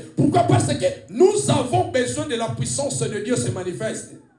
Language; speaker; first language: French; non-native, local second language; Lingala